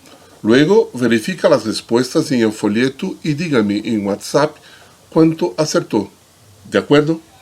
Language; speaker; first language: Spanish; non-native, fluent; Portuguese